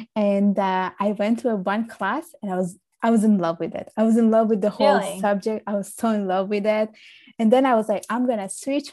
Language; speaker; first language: English; early bilingual, other home language; Italian